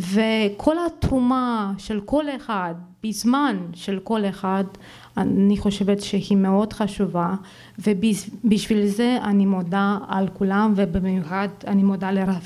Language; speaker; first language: Hebrew; non-native, fluent; Romanian